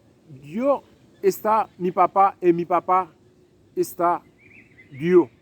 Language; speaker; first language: Spanish; non-native, learner; Haitian Creole